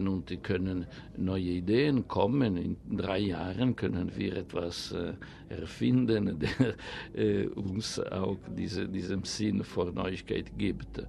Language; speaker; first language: German; non-native, fluent; Italian